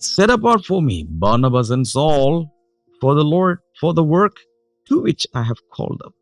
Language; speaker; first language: English; non-native, local second language; Malayalam